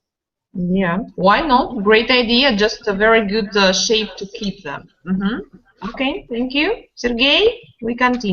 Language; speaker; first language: English; non-native, fluent; Russian